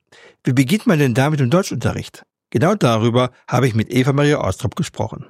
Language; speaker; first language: German; native; German